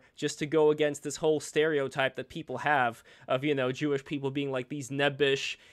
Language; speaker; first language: English; early bilingual, other home language; Russian